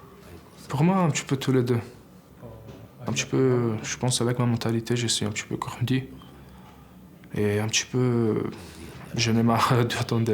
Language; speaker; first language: French; non-native, learner; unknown